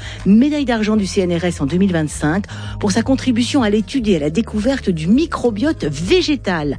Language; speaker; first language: French; native; French